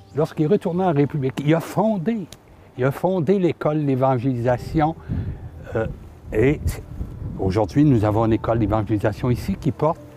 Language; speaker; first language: French; native; French